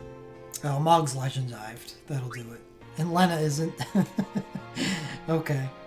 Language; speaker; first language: English; native; English